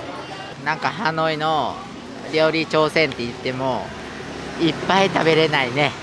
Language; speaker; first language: Japanese; non-native, fluent; Vietnamese